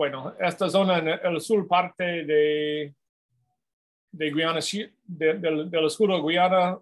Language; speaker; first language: Spanish; non-native, fluent; English